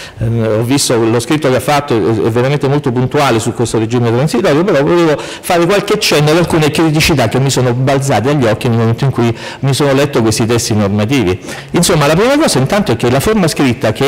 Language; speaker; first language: Italian; native; Italian